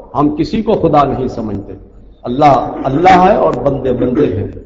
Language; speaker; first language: Urdu; non-native, local second language; Saraiki